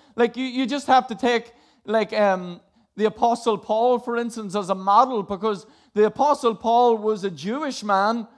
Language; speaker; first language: English; native; English